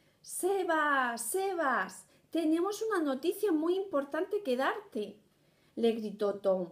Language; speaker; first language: Spanish; native; Spanish